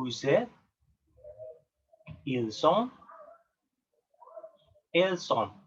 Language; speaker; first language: French; non-native, learner; Spanish